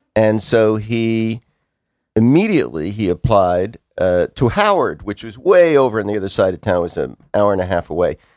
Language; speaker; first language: English; native; English